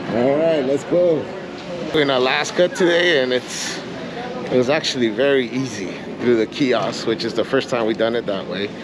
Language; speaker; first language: English; early bilingual, other home language; Spanish